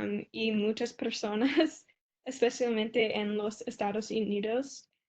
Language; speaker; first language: Spanish; non-native, learner; English